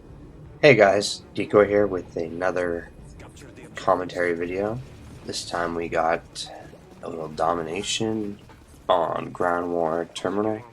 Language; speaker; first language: English; native; English